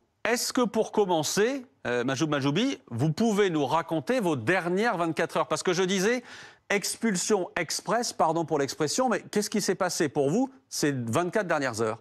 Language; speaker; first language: French; native; French